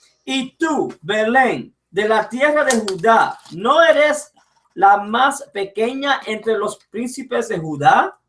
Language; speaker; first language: Spanish; early bilingual, heritage; English